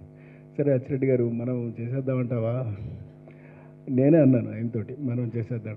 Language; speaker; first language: Telugu; native; Telugu